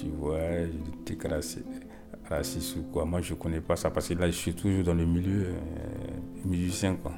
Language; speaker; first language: French; non-native, local second language; Bambara